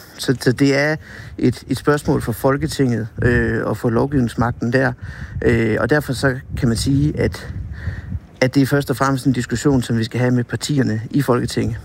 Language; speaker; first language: Danish; native; Danish